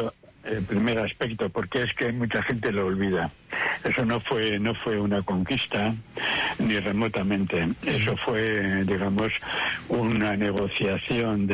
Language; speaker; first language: Spanish; native; Spanish